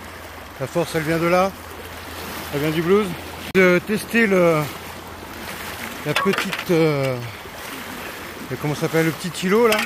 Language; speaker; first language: French; native; French